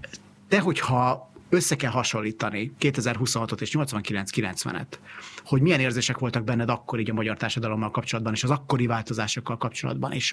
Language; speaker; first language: Hungarian; native; Hungarian